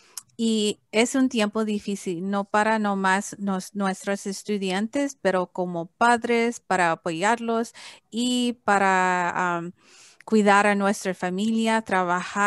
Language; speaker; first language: Spanish; early bilingual, heritage; English